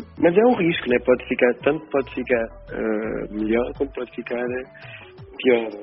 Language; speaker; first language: Portuguese; non-native, local second language; Kabuverdianu